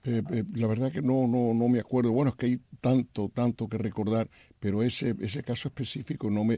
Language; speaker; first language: Spanish; native; Spanish